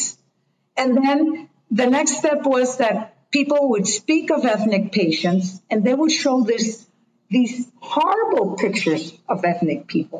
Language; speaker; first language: English; non-native, fluent; Spanish